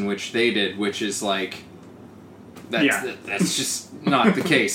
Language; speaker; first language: English; native; English